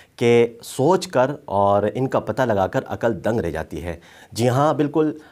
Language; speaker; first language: Urdu; native; Urdu